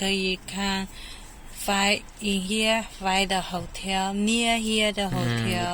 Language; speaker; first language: English; non-native, learner; Chinese